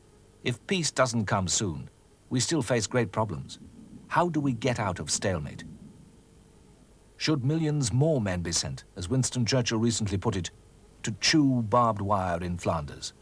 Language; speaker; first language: English; native; English